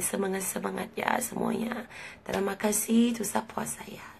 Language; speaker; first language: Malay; non-native, learner; Thai